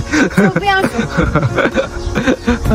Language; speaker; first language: Chinese; non-native, learner; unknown